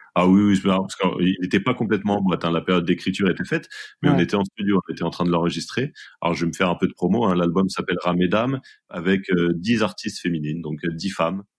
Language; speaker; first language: French; native; French